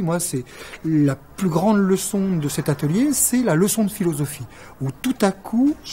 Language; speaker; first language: French; native; French